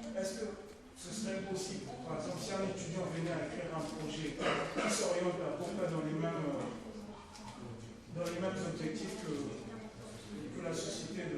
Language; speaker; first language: French; non-native, local second language; Arabic